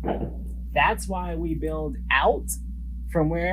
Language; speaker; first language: English; native; English